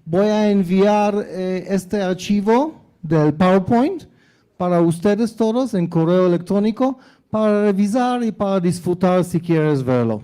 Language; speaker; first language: Spanish; non-native, learner; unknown